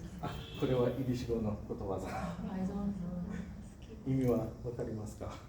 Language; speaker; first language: Japanese; non-native, learner; English